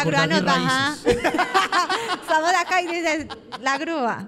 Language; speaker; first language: Spanish; native; Spanish